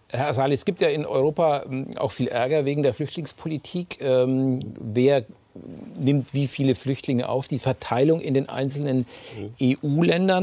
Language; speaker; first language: German; native; German